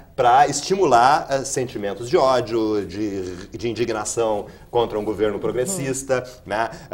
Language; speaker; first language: Portuguese; native; Portuguese